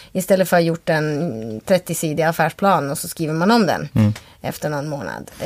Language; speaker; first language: Swedish; native; Swedish